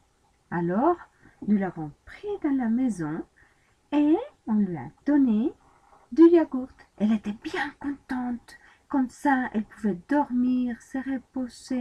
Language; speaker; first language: French; non-native, fluent; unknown